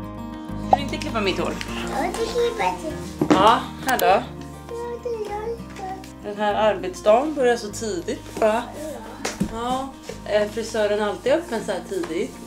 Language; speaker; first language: Swedish; native; Swedish